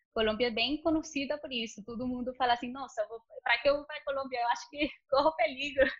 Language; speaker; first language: Portuguese; non-native, learner; Spanish